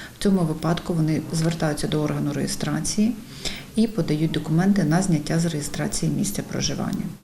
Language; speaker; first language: Ukrainian; native; Ukrainian